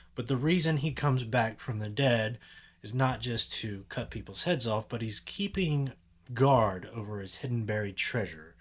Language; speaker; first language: English; native; English